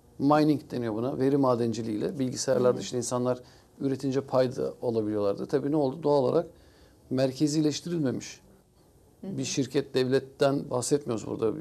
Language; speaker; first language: Turkish; early bilingual, heritage; Turkish